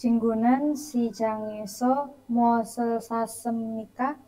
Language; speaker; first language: Korean; non-native, learner; Indonesian